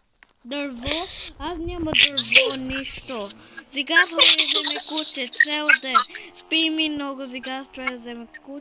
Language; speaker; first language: Bulgarian; non-native, learner; English